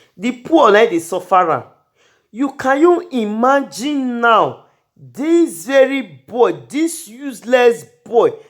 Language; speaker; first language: Nigerian Pidgin; non-native, local second language; Bini